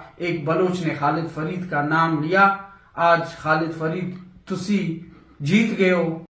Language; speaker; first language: Urdu; non-native, local second language; Baluchi